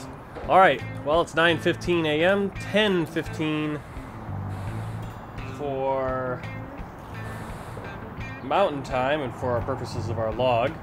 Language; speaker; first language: English; native; English